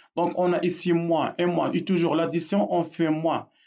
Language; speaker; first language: French; non-native, local second language; Arabic